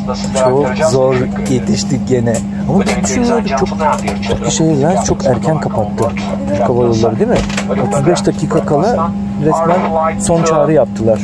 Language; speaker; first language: Turkish; native; Turkish